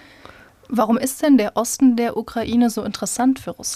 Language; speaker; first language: German; native; German